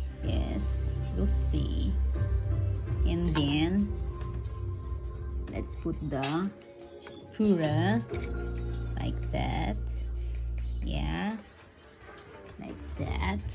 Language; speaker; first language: English; non-native, local second language; Filipino